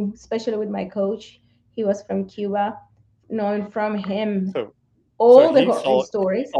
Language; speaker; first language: English; non-native, fluent; Spanish